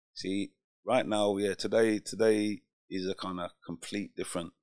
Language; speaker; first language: English; native; English